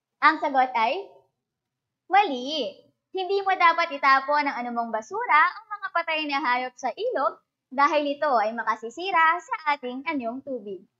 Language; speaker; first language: Filipino; native; Filipino